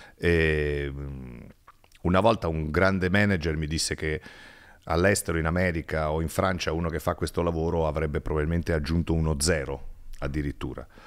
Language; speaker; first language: Italian; native; Italian